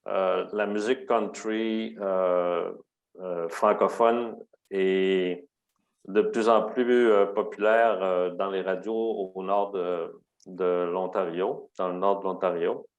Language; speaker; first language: French; native; French